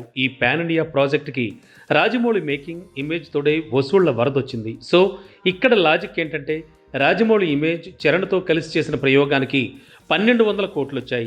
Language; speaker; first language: Telugu; native; Telugu